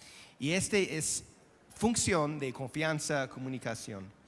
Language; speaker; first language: Spanish; non-native, fluent; English